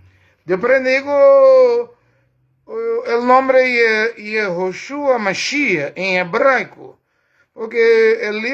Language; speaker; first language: Spanish; non-native, learner; Portuguese